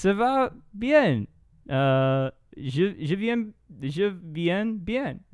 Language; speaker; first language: French; non-native, learner; English